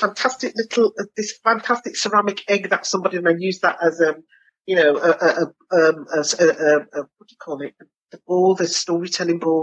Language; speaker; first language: English; native; English